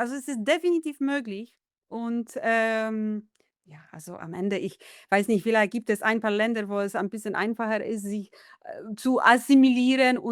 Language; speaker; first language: German; non-native, fluent; Polish